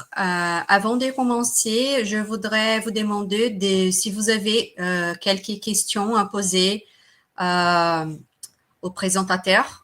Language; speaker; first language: French; non-native, fluent; Portuguese